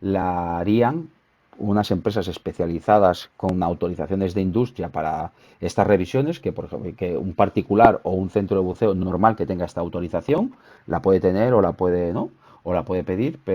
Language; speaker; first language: Spanish; native; Spanish